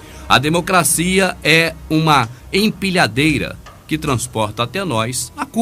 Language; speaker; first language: Portuguese; native; Portuguese